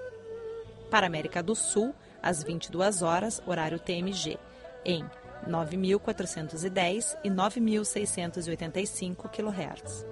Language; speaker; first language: Portuguese; native; Portuguese